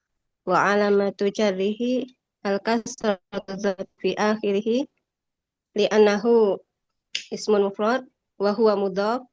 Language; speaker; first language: Arabic; non-native, learner; Indonesian